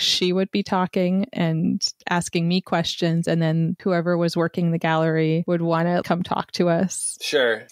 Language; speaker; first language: English; native; English